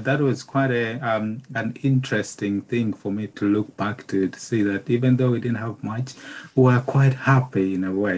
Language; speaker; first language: English; non-native, local second language; Nyanja